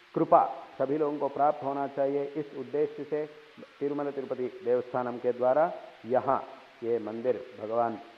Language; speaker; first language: Hindi; non-native, local second language; Telugu